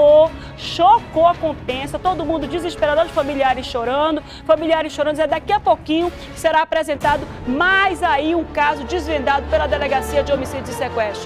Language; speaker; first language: Portuguese; native; Portuguese